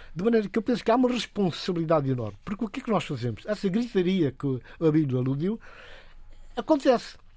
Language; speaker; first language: Portuguese; non-native, local second language; Upper Guinea Crioulo